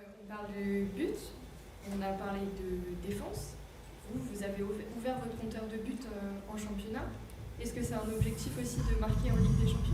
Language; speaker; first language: French; native; French